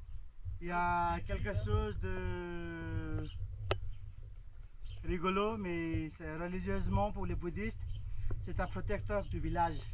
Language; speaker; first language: French; non-native, fluent; Nepali